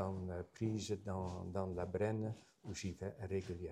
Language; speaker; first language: French; non-native, fluent; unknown